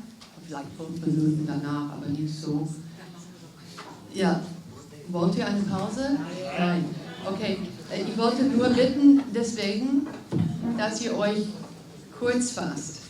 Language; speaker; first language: German; non-native, fluent; English